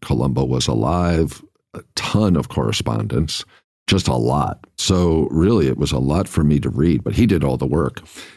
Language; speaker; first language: English; native; English